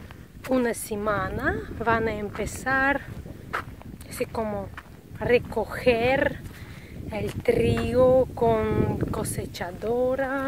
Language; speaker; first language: Spanish; non-native, learner; Russian